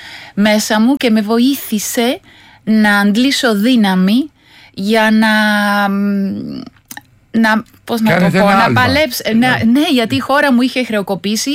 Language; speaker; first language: Greek; non-native, fluent; Spanish